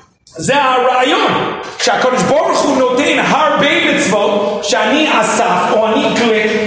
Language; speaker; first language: Hebrew; non-native, fluent; English